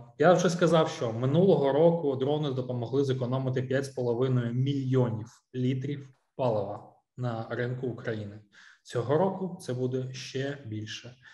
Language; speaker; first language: Ukrainian; non-native, local second language; Russian